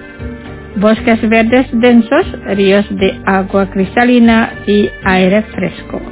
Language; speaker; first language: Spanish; non-native, fluent; Indonesian